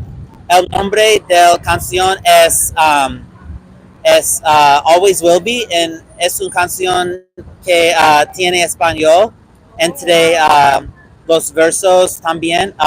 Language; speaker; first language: Spanish; non-native, learner; English